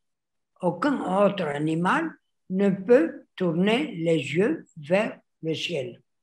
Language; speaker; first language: French; non-native, fluent; Greek